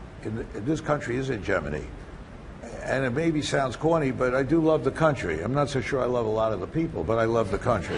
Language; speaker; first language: English; native; English